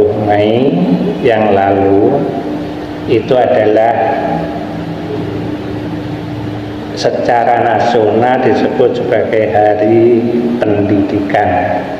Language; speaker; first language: Indonesian; non-native, local second language; Javanese